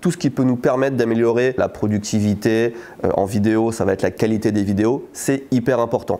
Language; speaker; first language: French; native; French